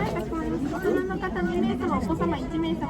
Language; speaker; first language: Japanese; native; Japanese